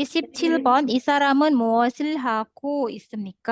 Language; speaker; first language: Korean; non-native, fluent; Indonesian